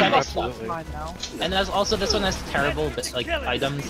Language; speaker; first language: English; native; English